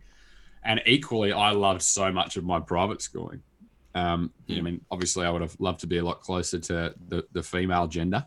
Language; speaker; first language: English; native; English